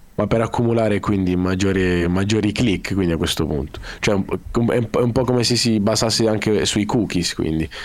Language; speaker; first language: Italian; native; Italian